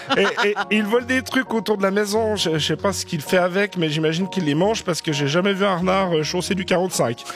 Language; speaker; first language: French; native; French